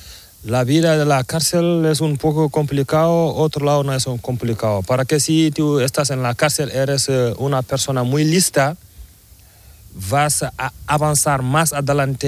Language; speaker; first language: Spanish; non-native, learner; Fula